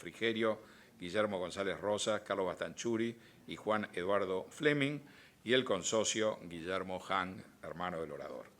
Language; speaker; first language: Spanish; native; Spanish